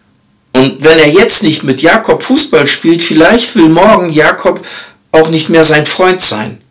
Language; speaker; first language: German; native; German